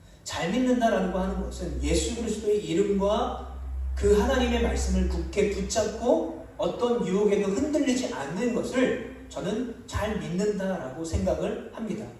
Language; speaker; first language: Korean; native; Korean